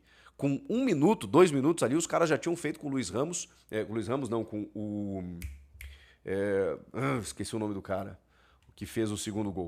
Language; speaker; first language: Portuguese; native; Portuguese